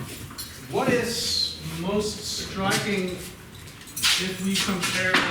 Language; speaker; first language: English; non-native, fluent; German